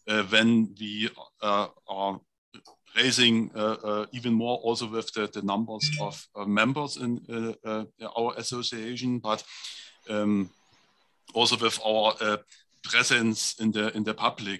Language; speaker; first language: English; non-native, fluent; German